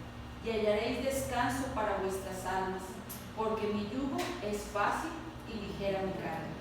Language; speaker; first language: Spanish; native; Spanish